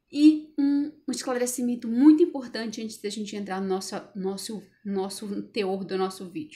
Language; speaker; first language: Portuguese; native; Portuguese